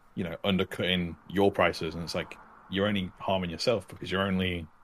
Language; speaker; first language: English; native; English